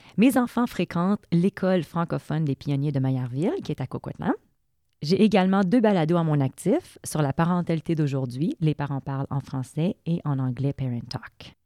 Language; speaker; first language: French; native; French